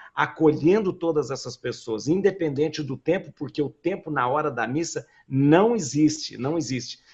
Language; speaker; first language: Portuguese; native; Portuguese